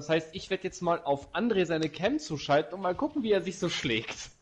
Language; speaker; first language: German; native; German